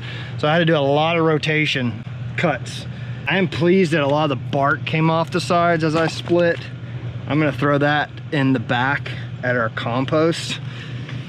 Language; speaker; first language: English; native; English